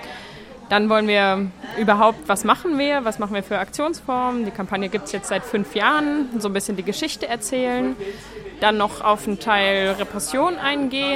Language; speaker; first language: German; native; German